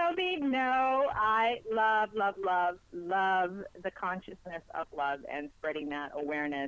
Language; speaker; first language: English; non-native, fluent; Spanish